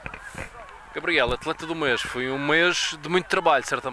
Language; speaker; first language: Portuguese; native; Portuguese